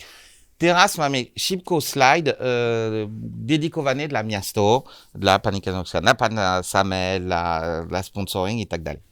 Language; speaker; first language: Polish; non-native, learner; French